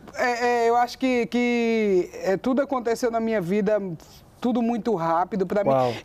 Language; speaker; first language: Portuguese; native; Portuguese